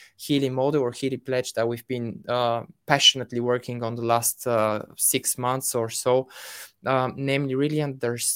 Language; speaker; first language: English; non-native, fluent; Bulgarian